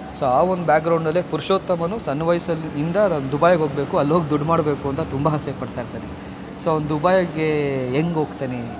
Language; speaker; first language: Kannada; native; Kannada